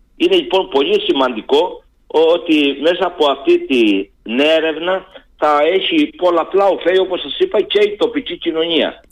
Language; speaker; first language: Greek; native; Greek